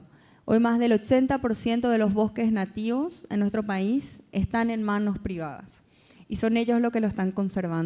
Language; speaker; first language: Spanish; native; Spanish